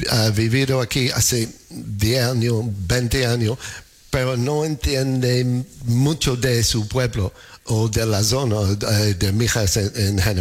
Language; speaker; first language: Spanish; non-native, fluent; English